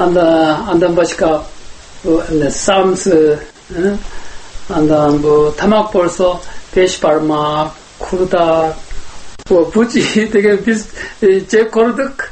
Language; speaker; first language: Kyrgyz; non-native, learner; Korean